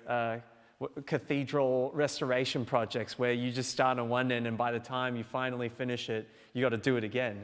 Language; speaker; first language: English; native; English